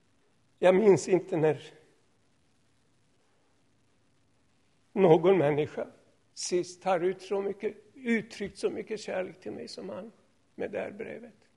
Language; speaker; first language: Swedish; non-native, fluent; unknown